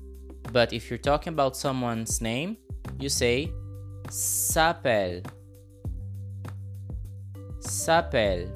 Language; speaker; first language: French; non-native, learner; Portuguese